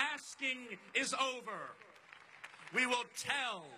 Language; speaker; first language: English; native; English